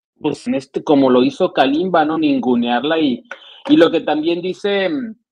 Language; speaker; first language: Spanish; native; Spanish